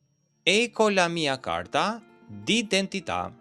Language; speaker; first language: Italian; non-native, fluent; Albanian